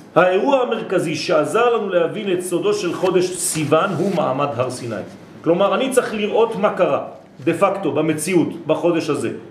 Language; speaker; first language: Hebrew; non-native, fluent; French